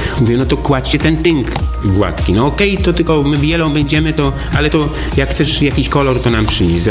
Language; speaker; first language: Polish; native; Polish